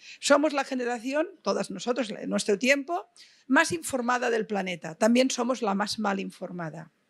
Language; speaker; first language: Spanish; non-native, local second language; Catalan